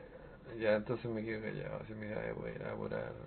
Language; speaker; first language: Spanish; native; Spanish